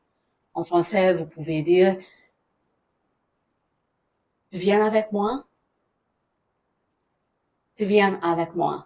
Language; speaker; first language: French; non-native, fluent; German